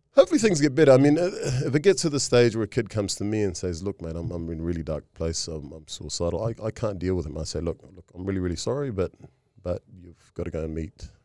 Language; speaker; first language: English; early bilingual, other home language; Tongan